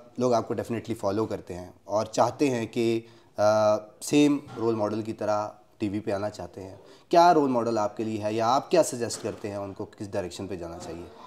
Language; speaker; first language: Urdu; native; Urdu